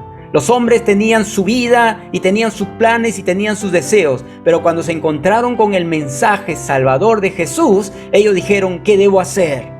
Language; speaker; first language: Spanish; native; Spanish